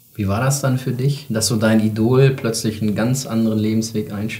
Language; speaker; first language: German; native; German